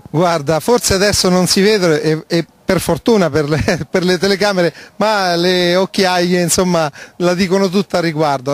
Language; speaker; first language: Italian; native; Italian